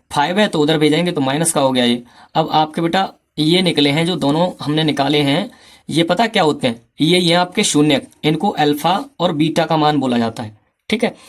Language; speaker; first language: Hindi; native; Hindi